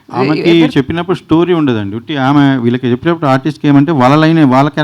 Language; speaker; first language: Telugu; native; Telugu